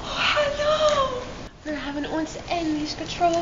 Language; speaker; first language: German; non-native, learner; English